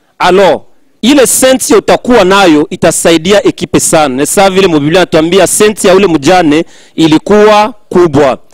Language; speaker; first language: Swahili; native; Swahili